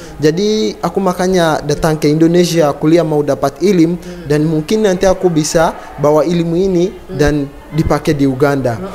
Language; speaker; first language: Indonesian; non-native, fluent; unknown